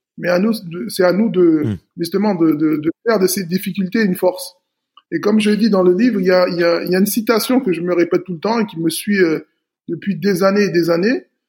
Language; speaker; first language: French; native; French